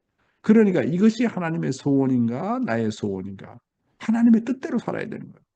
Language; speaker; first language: Korean; native; Korean